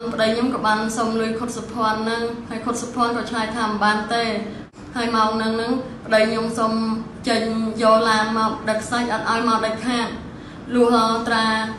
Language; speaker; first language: Khmer; non-native, local second language; Eastern Cham